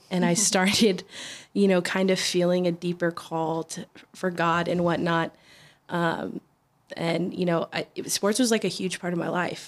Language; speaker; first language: English; native; English